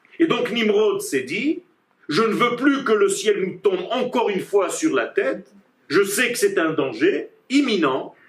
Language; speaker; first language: French; non-native, fluent; Hebrew